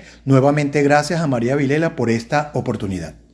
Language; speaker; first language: Spanish; native; Spanish